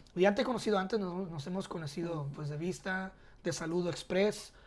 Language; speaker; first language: Spanish; early bilingual, heritage; Spanish